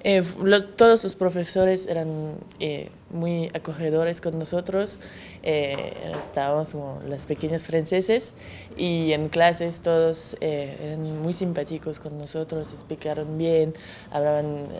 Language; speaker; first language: Spanish; non-native, fluent; French